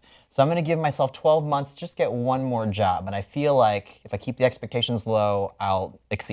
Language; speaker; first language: English; native; English